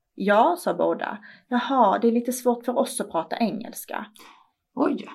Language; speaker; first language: Swedish; early bilingual, other home language; Persian